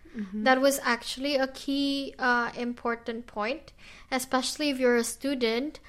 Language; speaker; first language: English; non-native, fluent; Indonesian